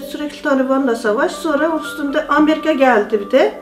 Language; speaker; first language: Turkish; non-native, fluent; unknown